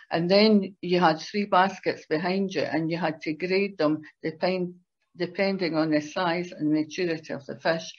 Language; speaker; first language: English; native; English